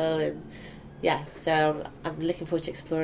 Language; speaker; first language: English; native; English